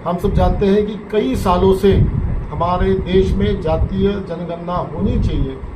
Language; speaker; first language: Hindi; non-native, local second language; Marathi